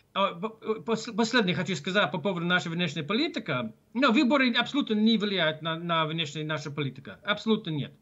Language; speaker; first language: Russian; non-native, fluent; English